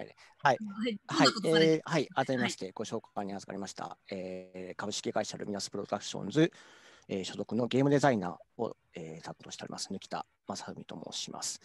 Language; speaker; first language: Japanese; native; Japanese